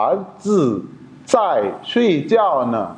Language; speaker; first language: Chinese; non-native, fluent; Urdu